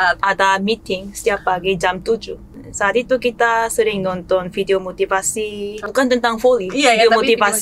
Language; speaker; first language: Indonesian; non-native, fluent; Korean